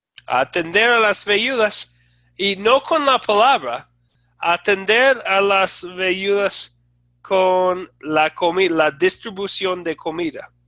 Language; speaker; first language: Spanish; non-native, fluent; English